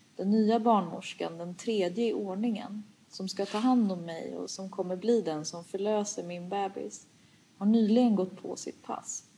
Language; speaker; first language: Swedish; early bilingual, other home language; Persian